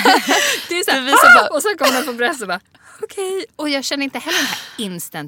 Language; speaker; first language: Swedish; native; Swedish